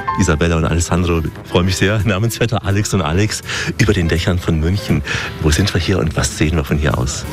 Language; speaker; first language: German; native; German